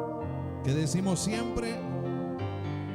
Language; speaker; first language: Spanish; native; Spanish